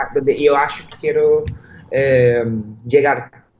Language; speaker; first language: Portuguese; non-native, learner; Spanish